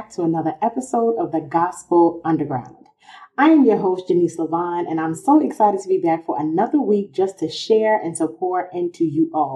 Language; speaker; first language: English; native; English